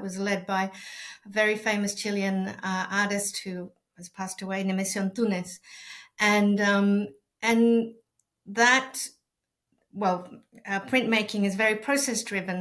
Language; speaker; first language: English; non-native, fluent; Spanish